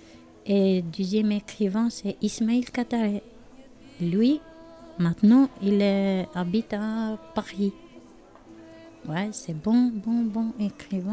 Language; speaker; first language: French; non-native, learner; Albanian